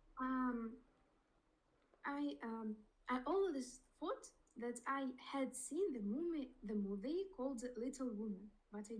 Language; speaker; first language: English; non-native, learner; Russian